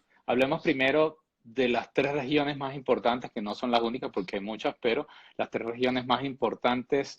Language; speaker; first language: Spanish; native; Spanish